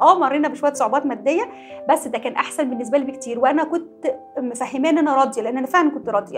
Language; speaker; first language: Arabic; native; Arabic